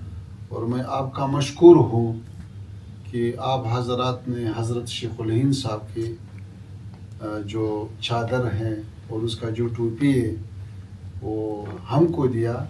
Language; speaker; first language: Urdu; non-native, fluent; Pashto